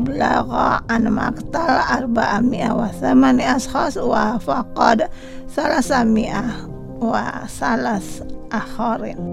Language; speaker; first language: Arabic; non-native, fluent; Indonesian